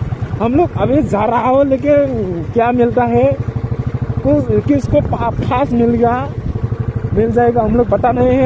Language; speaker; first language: Hindi; non-native, local second language; Bodo